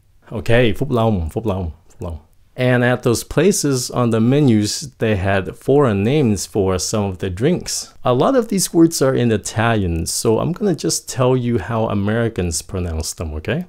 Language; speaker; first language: English; early bilingual, other home language; Vietnamese